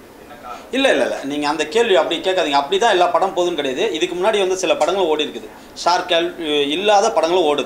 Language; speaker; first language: Tamil; native; Tamil